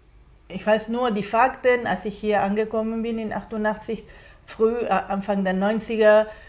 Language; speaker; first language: German; non-native, fluent; Spanish